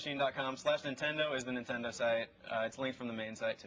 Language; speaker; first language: English; native; English